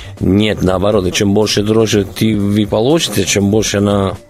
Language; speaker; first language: Russian; non-native, learner; Italian